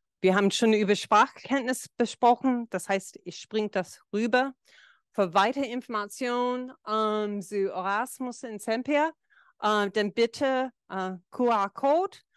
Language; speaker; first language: German; non-native, fluent; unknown